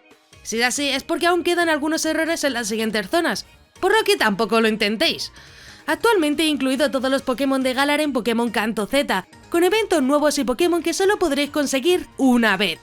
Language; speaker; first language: Spanish; native; Spanish